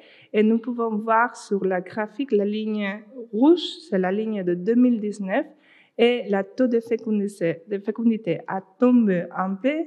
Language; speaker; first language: French; non-native, fluent; Spanish